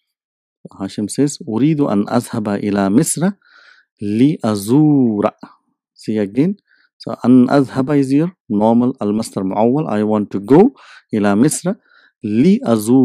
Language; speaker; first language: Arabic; non-native, fluent; English